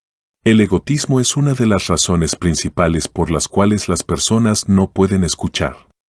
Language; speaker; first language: Spanish; native; Spanish